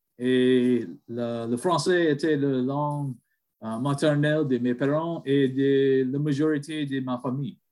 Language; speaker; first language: French; non-native, learner; English